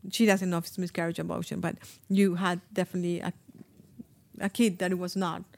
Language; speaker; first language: English; non-native, fluent; Spanish